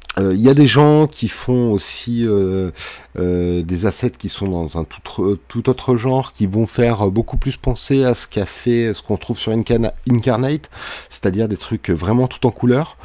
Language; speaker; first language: French; native; French